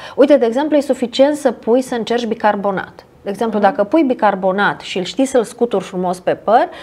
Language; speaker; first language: Romanian; non-native, fluent; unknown